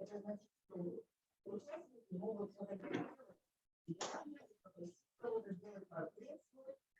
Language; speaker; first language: Russian; native; Russian